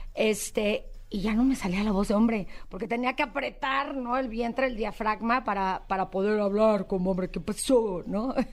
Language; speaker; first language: Spanish; native; Spanish